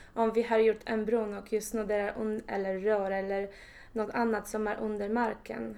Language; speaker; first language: Swedish; non-native, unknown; Polish